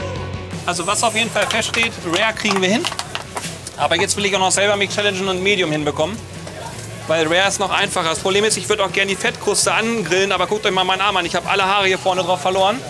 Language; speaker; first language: German; native; German